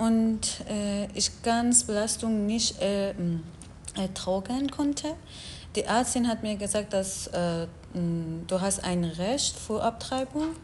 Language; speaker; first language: German; non-native, learner; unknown